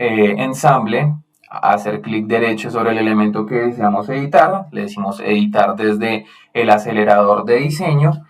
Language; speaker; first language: Spanish; native; Spanish